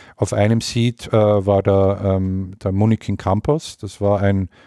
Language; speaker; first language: German; native; German